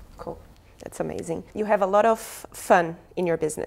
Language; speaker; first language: English; non-native, fluent; Portuguese